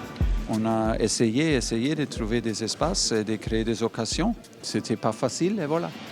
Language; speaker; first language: French; non-native, fluent; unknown